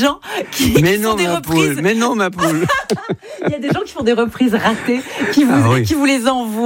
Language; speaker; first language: French; native; French